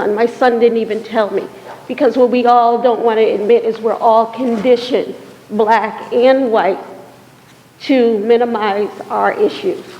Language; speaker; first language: English; native; English